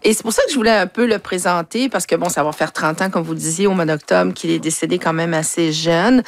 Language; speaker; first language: French; native; French